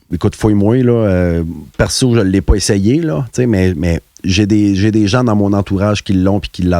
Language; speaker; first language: French; native; French